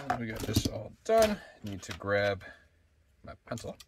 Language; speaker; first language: English; native; English